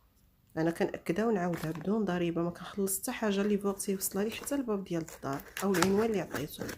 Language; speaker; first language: Arabic; native; Arabic